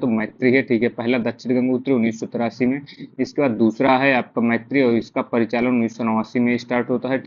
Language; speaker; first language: Hindi; native; Hindi